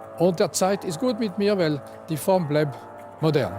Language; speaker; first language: German; non-native, fluent; French